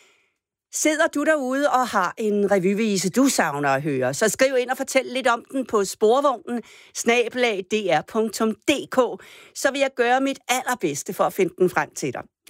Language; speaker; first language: Danish; native; Danish